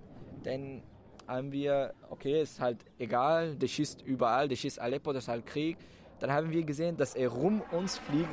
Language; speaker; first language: German; non-native, fluent; Kurdish